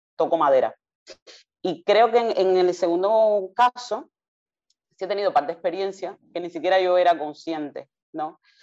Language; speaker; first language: Spanish; native; Spanish